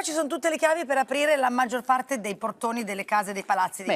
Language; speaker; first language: Italian; native; Italian